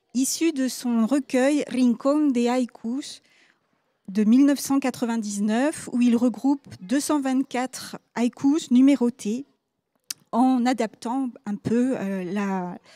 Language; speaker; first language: French; native; French